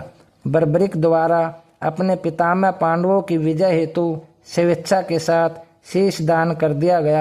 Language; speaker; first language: Hindi; native; Hindi